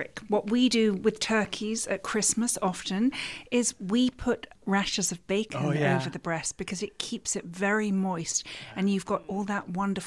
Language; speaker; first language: English; native; English